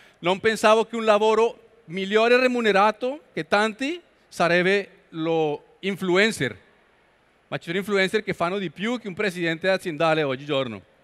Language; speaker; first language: Italian; non-native, learner; Spanish